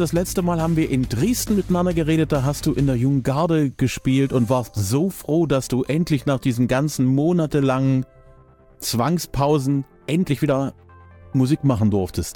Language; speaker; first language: German; native; German